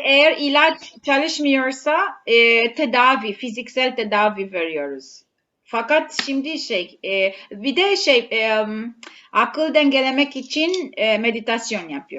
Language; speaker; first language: Turkish; non-native, learner; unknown